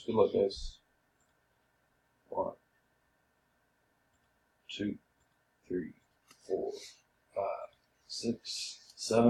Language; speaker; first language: English; native; English